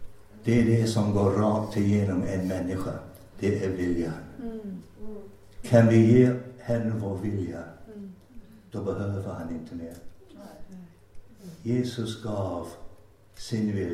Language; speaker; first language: Swedish; non-native, fluent; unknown